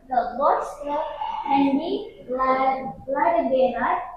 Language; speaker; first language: German; non-native, learner; Indonesian